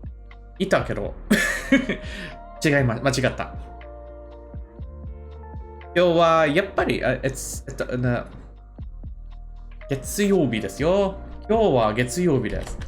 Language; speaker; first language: Japanese; non-native, learner; English